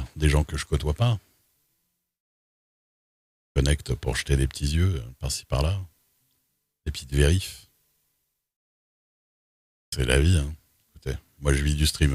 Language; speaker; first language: French; native; French